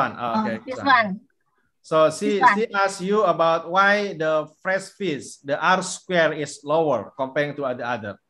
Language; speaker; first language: English; non-native, fluent; Indonesian